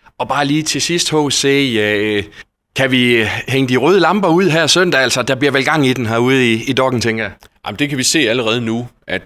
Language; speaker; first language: Danish; native; Danish